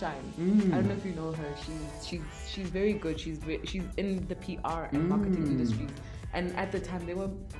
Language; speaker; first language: English; non-native, local second language; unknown